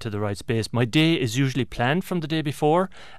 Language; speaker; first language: English; native; English